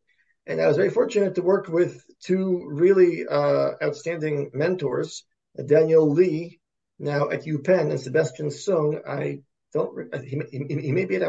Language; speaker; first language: English; early bilingual, other home language; Russian